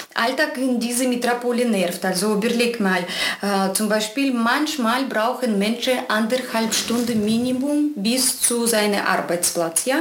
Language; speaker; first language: German; non-native, fluent; Russian